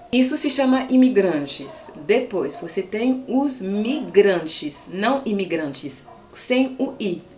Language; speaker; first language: Portuguese; non-native, fluent; French